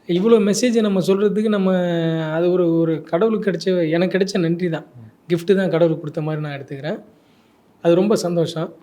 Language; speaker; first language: Tamil; native; Tamil